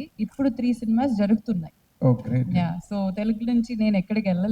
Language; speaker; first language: Telugu; non-native, fluent; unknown